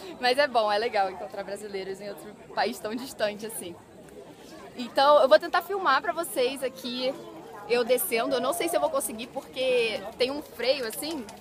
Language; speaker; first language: Portuguese; native; Portuguese